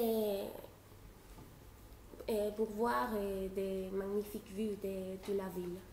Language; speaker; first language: French; non-native, fluent; Spanish